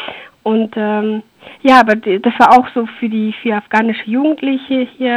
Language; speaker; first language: German; early bilingual, other home language; Persian